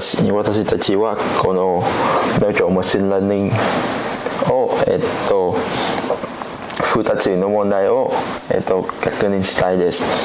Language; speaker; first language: Japanese; non-native, learner; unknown